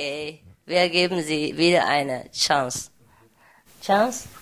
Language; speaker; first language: German; non-native, fluent; Vietnamese